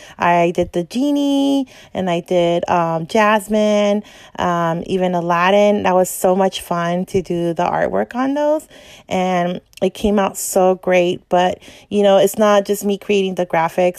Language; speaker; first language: English; native; English